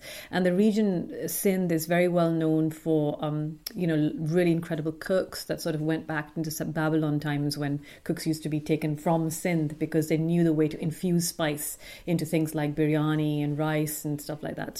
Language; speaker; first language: English; non-native, local second language; Urdu